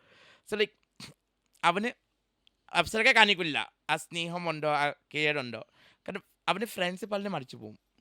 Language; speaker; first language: Malayalam; non-native, local second language; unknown